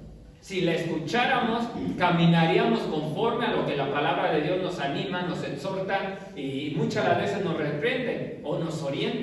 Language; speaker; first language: Spanish; native; Spanish